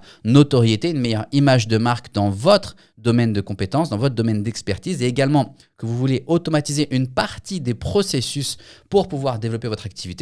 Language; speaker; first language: French; native; French